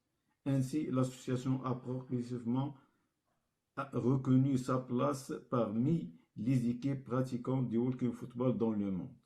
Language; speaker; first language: French; non-native, local second language; Arabic